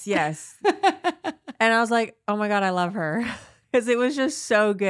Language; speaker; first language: English; native; English